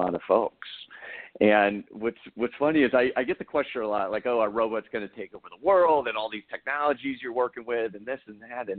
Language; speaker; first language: English; native; English